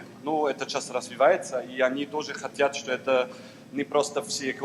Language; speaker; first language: Russian; non-native, learner; German